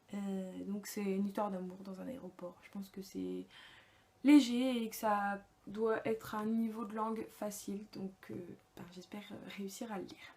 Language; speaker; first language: French; native; French